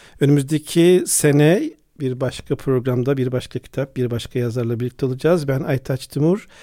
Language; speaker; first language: Turkish; native; Turkish